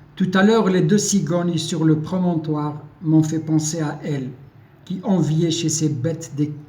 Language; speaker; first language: French; non-native, local second language; Arabic